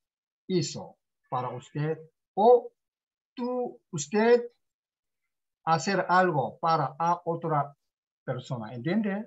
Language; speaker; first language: Spanish; non-native, learner; Korean